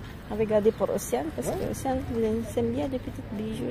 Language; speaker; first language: French; non-native, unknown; Filipino